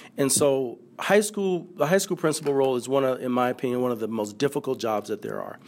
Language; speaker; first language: English; native; English